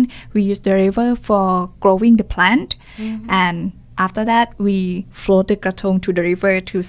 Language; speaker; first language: English; non-native, learner; Thai